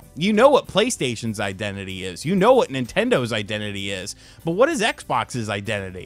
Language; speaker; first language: English; native; English